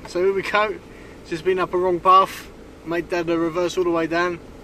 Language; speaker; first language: English; native; English